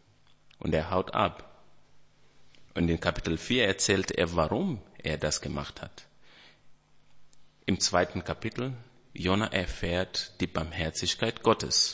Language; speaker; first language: German; non-native, fluent; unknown